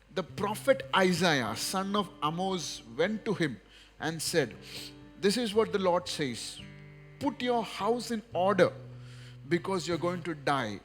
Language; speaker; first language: English; non-native, local second language; Hindi